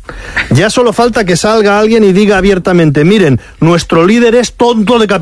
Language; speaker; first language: Spanish; native; Spanish